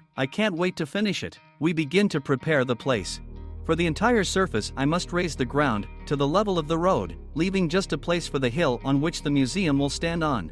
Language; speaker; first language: English; non-native, fluent; Russian